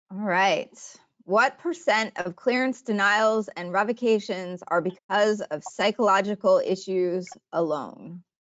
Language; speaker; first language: English; native; English